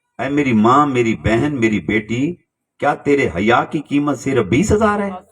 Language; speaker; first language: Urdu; non-native, local second language; Punjabi